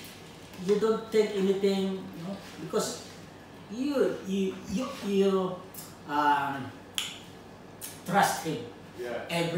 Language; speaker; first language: English; non-native, learner; Filipino